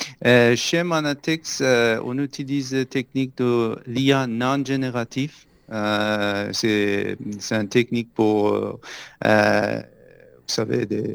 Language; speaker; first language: French; non-native, fluent; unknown